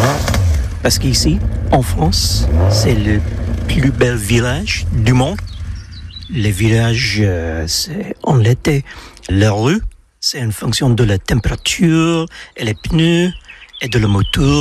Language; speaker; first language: French; non-native, learner; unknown